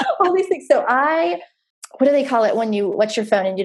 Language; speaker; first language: English; native; English